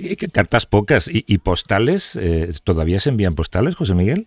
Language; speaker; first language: Spanish; native; Spanish